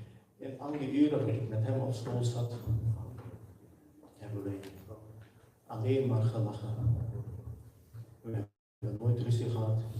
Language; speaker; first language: Dutch; early bilingual, other home language; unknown